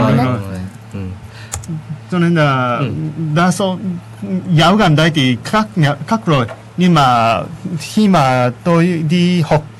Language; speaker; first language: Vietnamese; non-native, fluent; Japanese